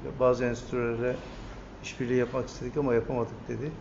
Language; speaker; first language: Turkish; native; Turkish